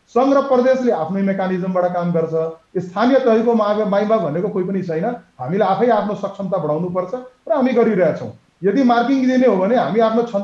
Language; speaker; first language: Nepali; native; Nepali